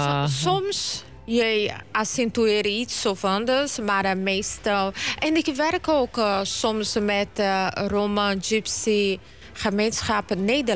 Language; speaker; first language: Dutch; non-native, learner; Portuguese